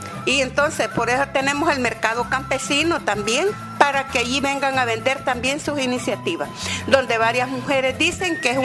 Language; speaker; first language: Spanish; native; Spanish